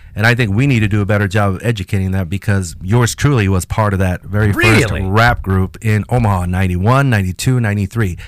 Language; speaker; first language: English; non-native, fluent; Spanish